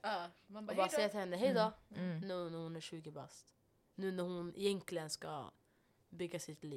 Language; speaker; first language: Swedish; non-native, local second language; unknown